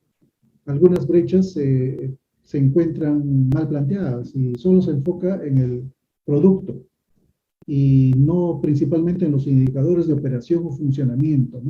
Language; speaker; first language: Spanish; native; Spanish